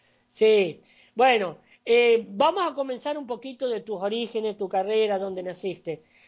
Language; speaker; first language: Spanish; native; Spanish